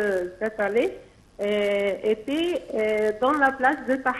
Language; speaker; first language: French; non-native, local second language; Arabic